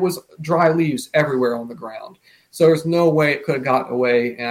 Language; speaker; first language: English; native; English